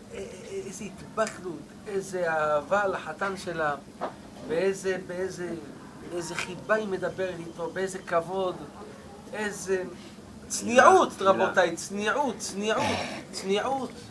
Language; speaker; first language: Hebrew; native; Hebrew